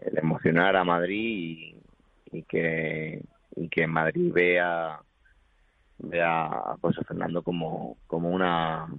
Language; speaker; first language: Spanish; native; Spanish